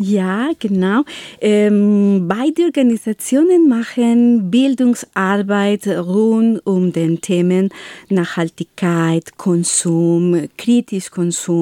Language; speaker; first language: German; non-native, learner; Spanish